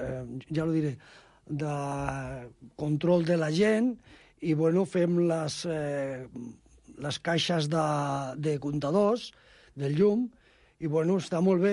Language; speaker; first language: Catalan; non-native, local second language; Spanish